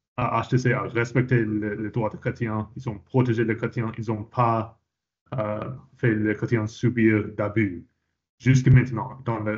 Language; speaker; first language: French; non-native, fluent; English